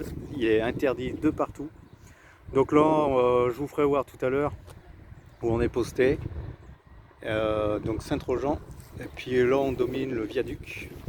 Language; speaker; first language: French; native; French